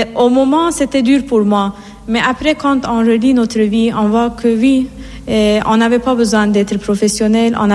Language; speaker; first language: French; non-native, fluent; Persian